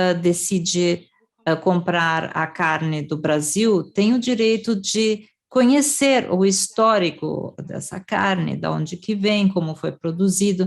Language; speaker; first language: Portuguese; non-native, fluent; German